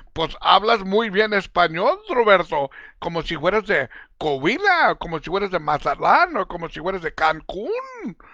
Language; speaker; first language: Spanish; non-native, fluent; English